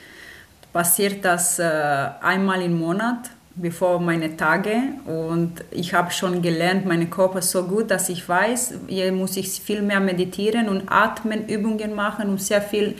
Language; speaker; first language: German; non-native, fluent; Romanian